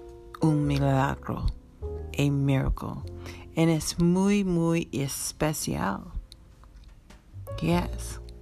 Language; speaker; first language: Spanish; non-native, learner; English